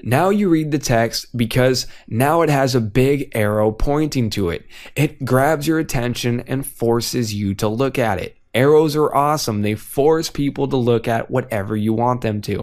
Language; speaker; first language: English; native; English